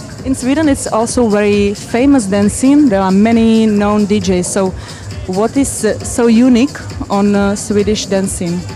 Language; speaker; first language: English; non-native, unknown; Czech